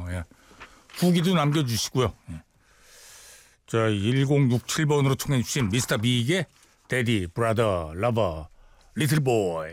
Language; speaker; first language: Korean; native; Korean